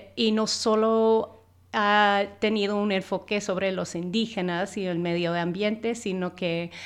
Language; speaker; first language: Spanish; non-native, fluent; English